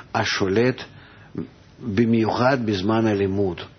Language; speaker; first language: Hebrew; non-native, fluent; Russian